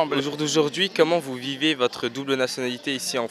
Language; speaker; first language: French; native; French